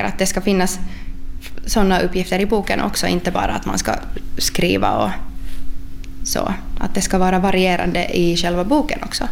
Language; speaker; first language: Swedish; non-native, local second language; Finnish